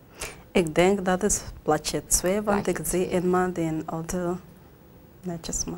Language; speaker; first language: Dutch; non-native, learner; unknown